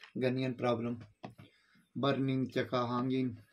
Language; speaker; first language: Filipino; non-native, learner; Urdu